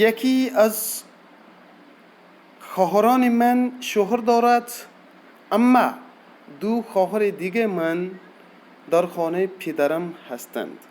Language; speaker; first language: Persian; non-native, fluent; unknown